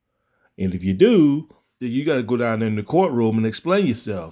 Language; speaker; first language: English; native; English